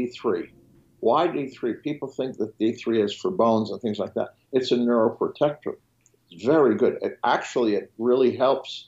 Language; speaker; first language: English; non-native, fluent; French